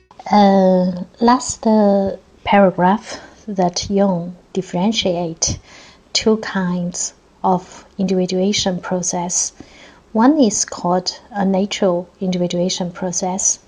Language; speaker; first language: English; non-native, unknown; Chinese